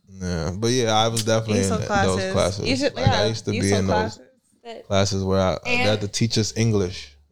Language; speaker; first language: English; early bilingual, other home language; Italian